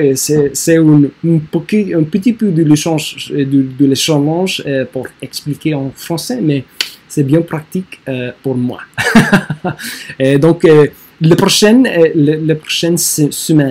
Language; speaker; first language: French; non-native, learner; English